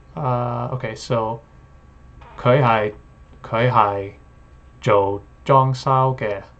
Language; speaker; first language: Cantonese; non-native, learner; English